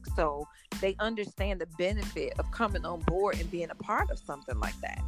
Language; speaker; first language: English; native; English